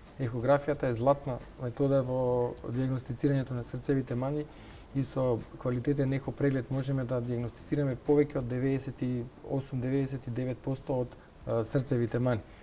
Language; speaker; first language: Macedonian; native; Macedonian